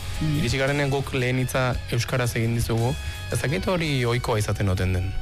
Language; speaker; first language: Basque; native; Basque